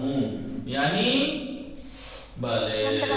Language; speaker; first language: Persian; non-native, fluent; Urdu